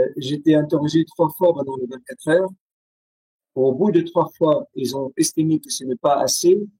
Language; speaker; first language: French; non-native, fluent; Arabic